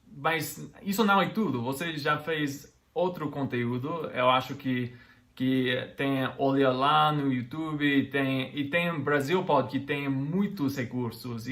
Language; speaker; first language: Portuguese; non-native, fluent; English